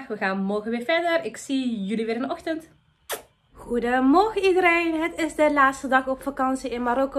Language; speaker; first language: Dutch; early bilingual, other home language; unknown